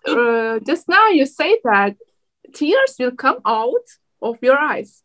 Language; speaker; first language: English; non-native, learner; Turkmen